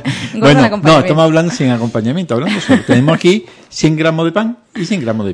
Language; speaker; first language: Spanish; native; Spanish